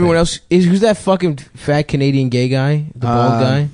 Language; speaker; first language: English; native; English